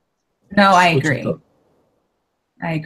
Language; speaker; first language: English; native; English